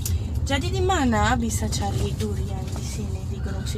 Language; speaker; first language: Indonesian; non-native, learner; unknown